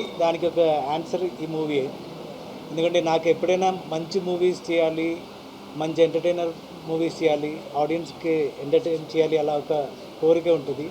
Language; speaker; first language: Telugu; non-native, fluent; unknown